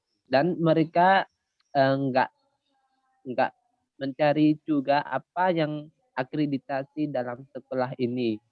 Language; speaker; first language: Indonesian; non-native, learner; Khmer